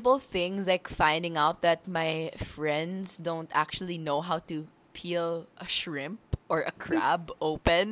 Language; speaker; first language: English; non-native, local second language; Hiligaynon